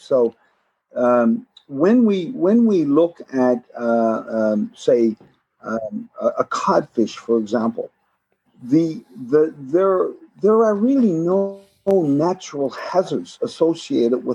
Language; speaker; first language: English; native; English